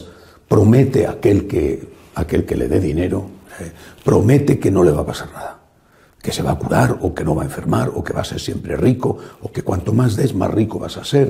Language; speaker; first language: Spanish; native; Spanish